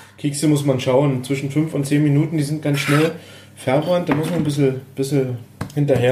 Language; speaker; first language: German; native; German